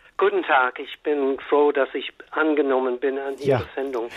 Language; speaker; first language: German; non-native, fluent; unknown